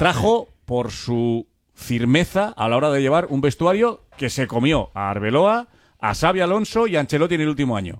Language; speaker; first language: Spanish; native; Spanish